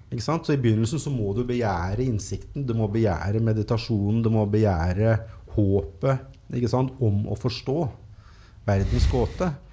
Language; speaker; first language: Norwegian; native; Norwegian